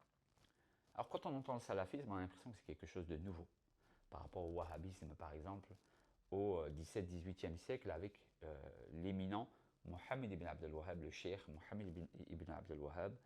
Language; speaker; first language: French; native; French